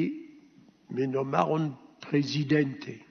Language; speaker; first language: Spanish; early bilingual, heritage; Ladino